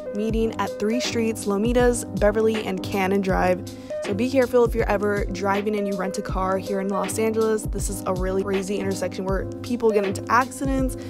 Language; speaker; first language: English; native; English